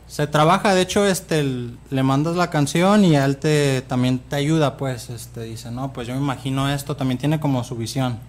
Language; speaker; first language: Spanish; native; Spanish